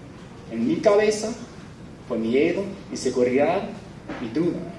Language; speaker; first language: Spanish; non-native, fluent; English